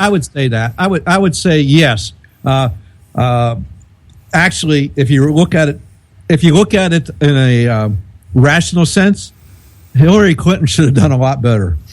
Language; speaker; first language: English; native; English